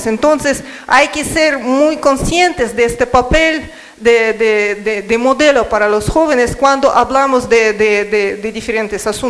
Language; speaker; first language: Spanish; non-native, learner; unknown